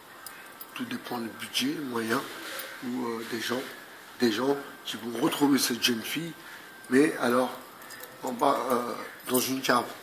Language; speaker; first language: French; native; French